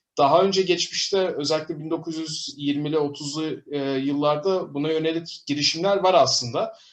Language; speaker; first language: Turkish; native; Turkish